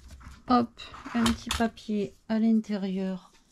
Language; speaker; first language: French; native; French